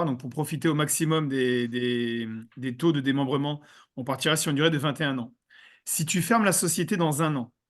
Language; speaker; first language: French; native; French